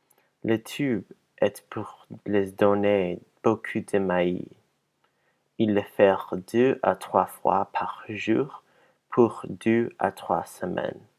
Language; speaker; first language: French; non-native, learner; English